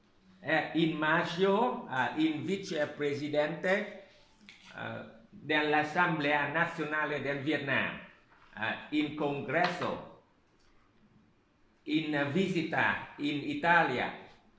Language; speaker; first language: Italian; non-native, learner; Vietnamese